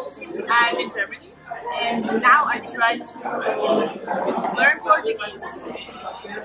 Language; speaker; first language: English; non-native, fluent; German